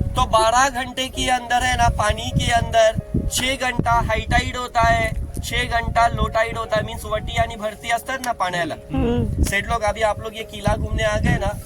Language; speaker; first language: Hindi; non-native, local second language; Marathi